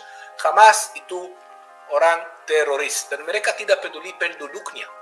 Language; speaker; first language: Indonesian; non-native, fluent; Hebrew